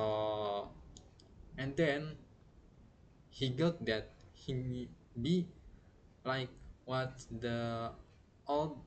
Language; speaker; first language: English; non-native, learner; Indonesian